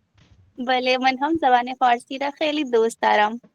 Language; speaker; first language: Persian; non-native, learner; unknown